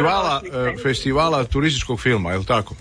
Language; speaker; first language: Serbian; native; Serbian